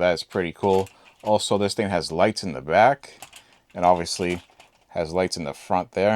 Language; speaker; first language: English; native; English